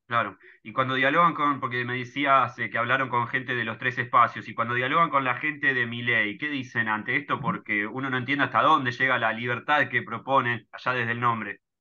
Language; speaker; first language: Spanish; native; Spanish